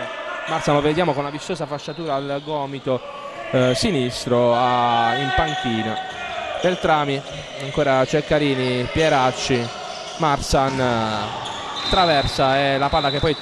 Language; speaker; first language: Italian; native; Italian